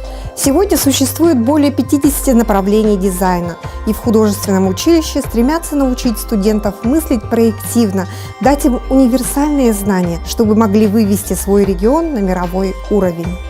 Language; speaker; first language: Russian; native; Russian